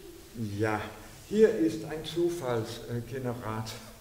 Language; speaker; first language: German; non-native, fluent; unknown